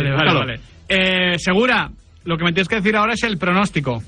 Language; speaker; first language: Spanish; native; Spanish